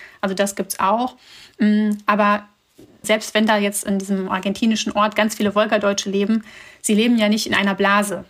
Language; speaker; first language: German; early bilingual, other home language; Russian